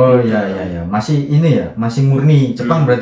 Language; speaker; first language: Indonesian; native; Indonesian